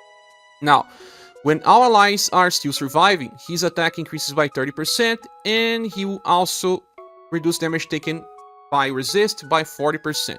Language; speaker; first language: English; non-native, fluent; Portuguese